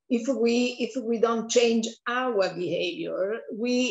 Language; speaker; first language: English; non-native, fluent; Italian